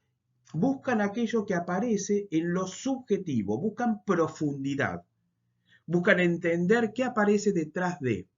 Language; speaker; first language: Spanish; native; Spanish